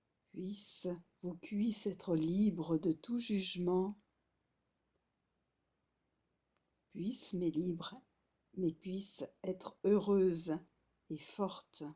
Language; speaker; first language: French; native; French